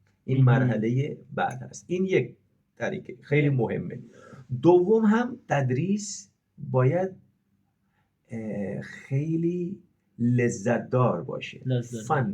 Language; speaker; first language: Persian; non-native, fluent; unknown